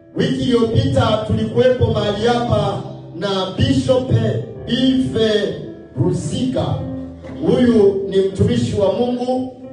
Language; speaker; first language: Swahili; native; Swahili